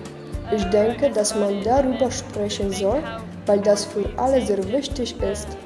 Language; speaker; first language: German; non-native, learner; Polish